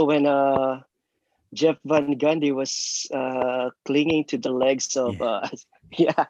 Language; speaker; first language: English; non-native, local second language; Filipino